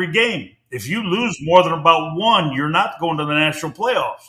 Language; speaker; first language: English; native; English